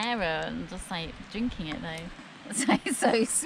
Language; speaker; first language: English; native; English